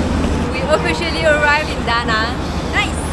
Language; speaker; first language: English; non-native, fluent; French